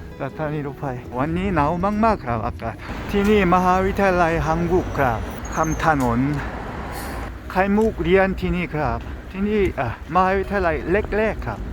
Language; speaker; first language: Thai; non-native, learner; Korean